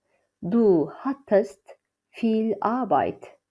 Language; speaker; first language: German; non-native, fluent; Azerbaijani